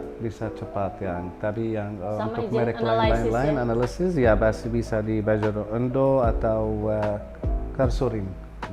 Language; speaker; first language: Indonesian; non-native, learner; Arabic